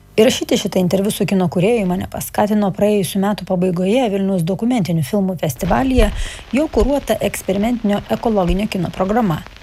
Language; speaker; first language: Lithuanian; native; Lithuanian